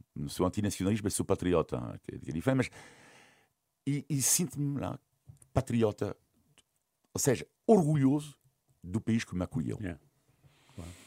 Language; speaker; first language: Portuguese; non-native, fluent; French